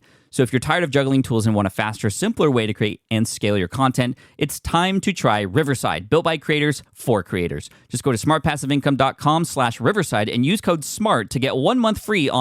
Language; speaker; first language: English; native; English